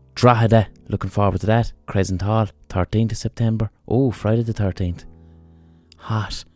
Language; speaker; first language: English; native; English